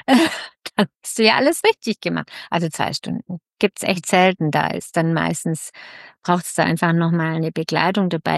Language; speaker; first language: German; native; German